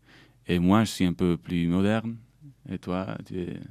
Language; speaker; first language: French; non-native, local second language; German